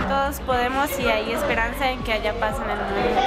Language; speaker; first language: Spanish; native; Spanish